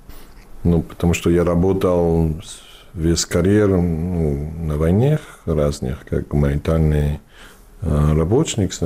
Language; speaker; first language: Russian; non-native, fluent; English